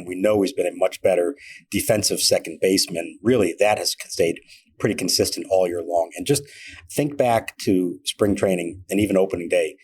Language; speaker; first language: English; native; English